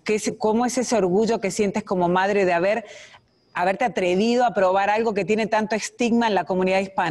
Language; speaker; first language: Spanish; native; Spanish